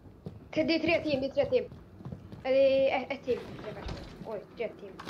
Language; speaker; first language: Swedish; early bilingual, other home language; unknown